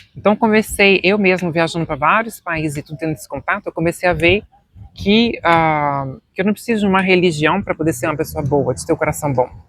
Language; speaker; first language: Portuguese; native; Portuguese